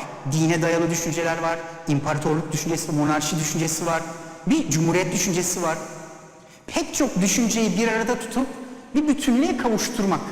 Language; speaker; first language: Turkish; native; Turkish